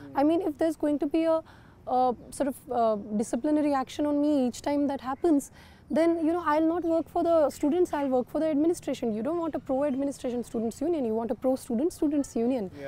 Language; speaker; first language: English; non-native, local second language; Kashmiri